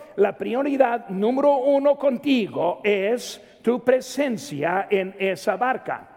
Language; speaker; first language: Spanish; native; Spanish